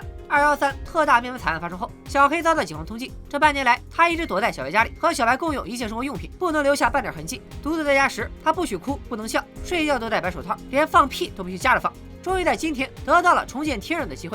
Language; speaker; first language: Chinese; native; Chinese